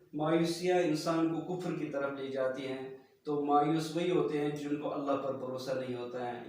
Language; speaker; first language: Urdu; non-native, local second language; Kashmiri